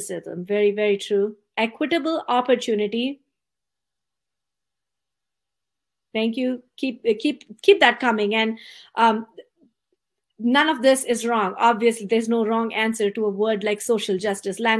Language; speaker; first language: English; non-native, local second language; Tamil